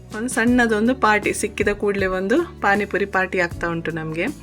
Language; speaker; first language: Kannada; non-native, local second language; Tulu